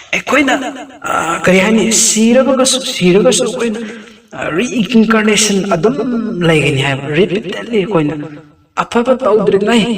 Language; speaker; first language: Manipuri; non-native, local second language; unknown